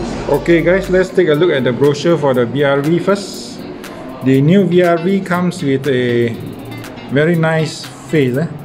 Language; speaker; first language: English; non-native, local second language; Malay